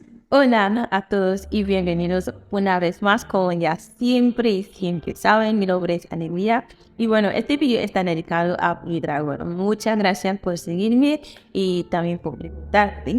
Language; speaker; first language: Spanish; non-native, fluent; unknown